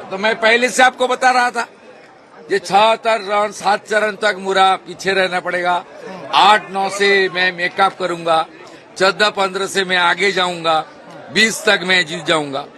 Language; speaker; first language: Hindi; non-native, local second language; Bangla